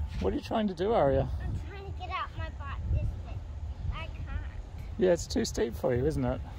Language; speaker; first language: English; native; English